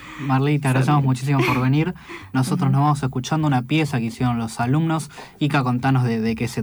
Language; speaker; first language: Spanish; native; Spanish